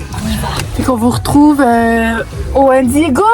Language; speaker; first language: French; native; French